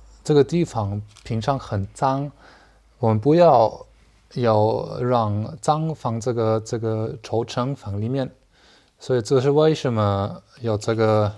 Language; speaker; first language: Chinese; non-native, learner; German